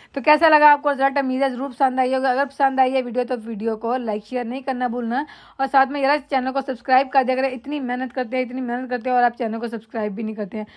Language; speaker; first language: Urdu; non-native, local second language; Punjabi